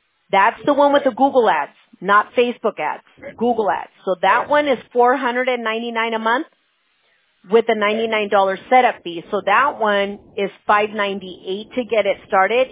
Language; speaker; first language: English; early bilingual, other home language; Spanish